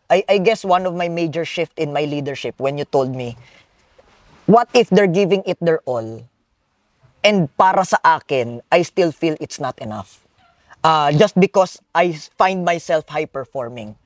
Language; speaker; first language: English; non-native, local second language; Filipino